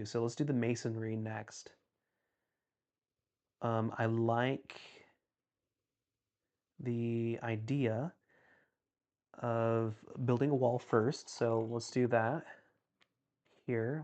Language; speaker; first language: English; native; English